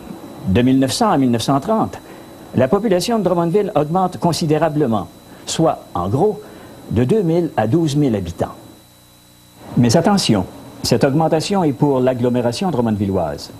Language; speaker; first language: French; native; French